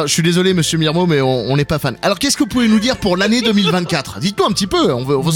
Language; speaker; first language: French; native; French